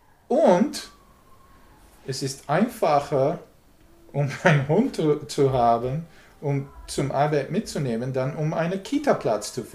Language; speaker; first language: German; non-native, learner; English